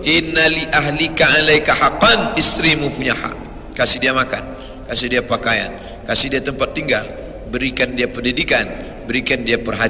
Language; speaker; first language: Indonesian; native; Indonesian